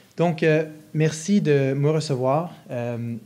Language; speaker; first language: French; native; French